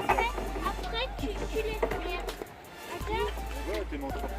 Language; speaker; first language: French; native; French